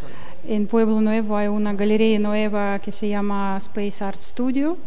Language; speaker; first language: Spanish; non-native, learner; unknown